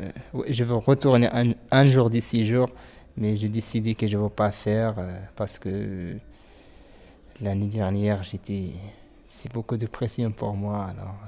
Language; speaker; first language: French; non-native, learner; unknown